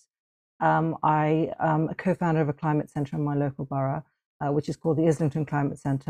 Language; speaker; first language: English; native; English